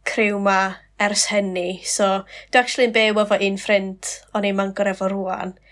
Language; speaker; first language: Welsh; non-native, local second language; English